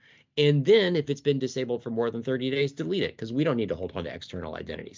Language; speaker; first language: English; native; English